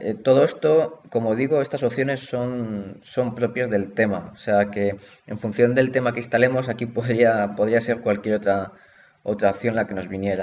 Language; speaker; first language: Spanish; native; Spanish